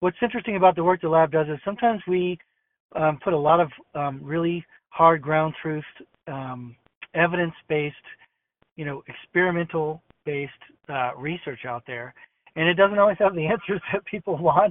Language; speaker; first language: English; native; English